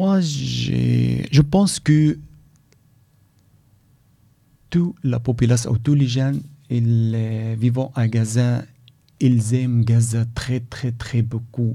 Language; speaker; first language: French; non-native, learner; Arabic